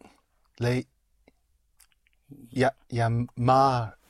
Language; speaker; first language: Spanish; non-native, learner; English